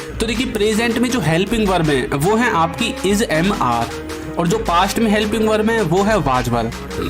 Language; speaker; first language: Hindi; native; Hindi